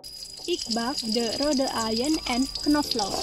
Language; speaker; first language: Dutch; non-native, learner; Indonesian